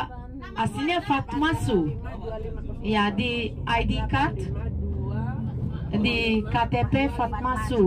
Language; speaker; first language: Indonesian; non-native, fluent; Turkish